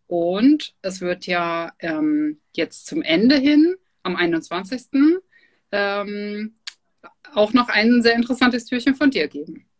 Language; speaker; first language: German; native; German